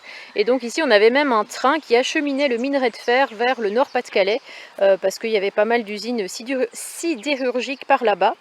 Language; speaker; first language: French; native; French